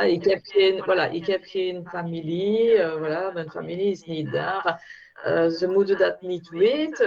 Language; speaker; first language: Dutch; non-native, fluent; French